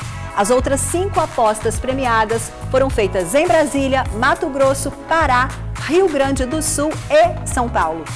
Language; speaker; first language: Portuguese; native; Portuguese